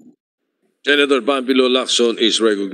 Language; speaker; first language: English; non-native, local second language; Filipino